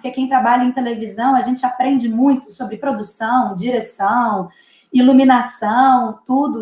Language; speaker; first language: Portuguese; native; Portuguese